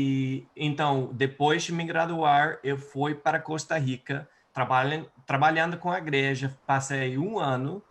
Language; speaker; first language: Portuguese; non-native, fluent; English